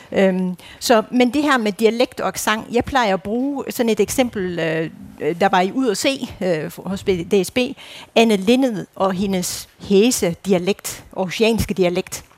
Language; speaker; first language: Danish; non-native, fluent; Dutch